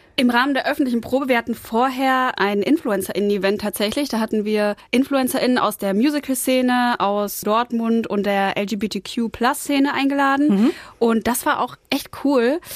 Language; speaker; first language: German; native; German